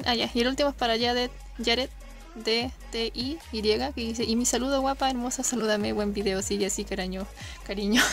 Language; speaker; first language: Spanish; native; Spanish